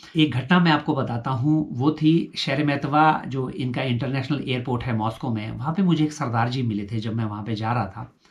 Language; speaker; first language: Hindi; native; Hindi